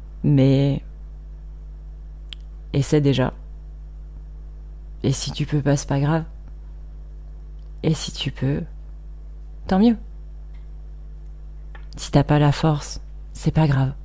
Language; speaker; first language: French; native; French